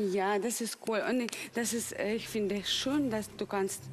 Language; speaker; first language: German; non-native, learner; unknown